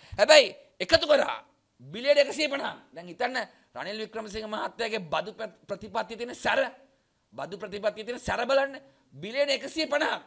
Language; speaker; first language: Sinhala; native; Sinhala